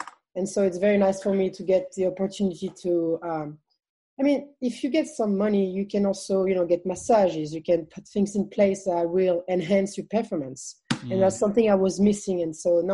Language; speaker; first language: English; non-native, fluent; French